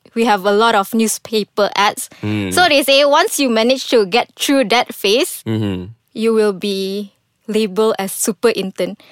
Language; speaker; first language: English; non-native, local second language; Malay